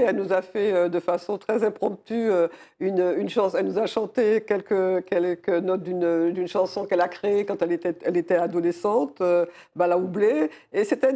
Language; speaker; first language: French; native; French